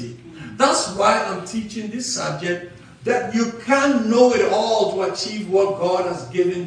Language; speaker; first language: English; non-native, local second language; Akan